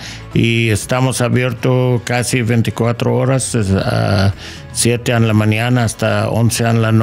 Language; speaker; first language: Spanish; non-native, fluent; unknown